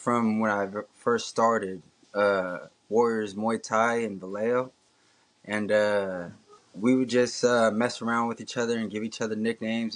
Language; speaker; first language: English; native; English